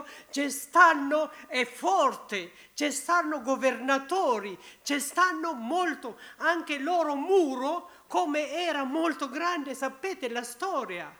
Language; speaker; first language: Italian; non-native, learner; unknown